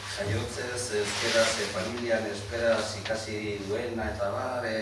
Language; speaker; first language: Basque; non-native, fluent; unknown